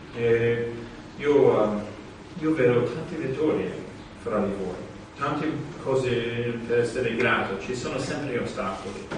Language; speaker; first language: Italian; non-native, fluent; English